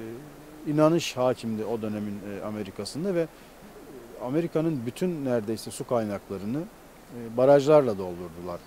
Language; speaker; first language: Turkish; native; Turkish